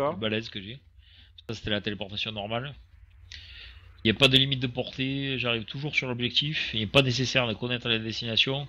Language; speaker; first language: French; native; French